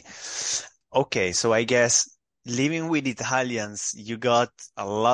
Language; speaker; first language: English; non-native, fluent; Italian